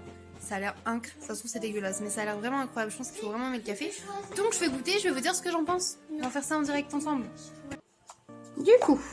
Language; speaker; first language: French; native; French